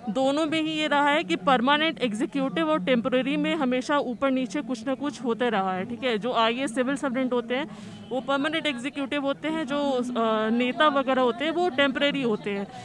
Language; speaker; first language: Hindi; native; Hindi